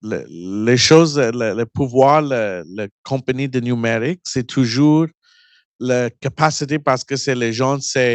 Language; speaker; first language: French; non-native, learner; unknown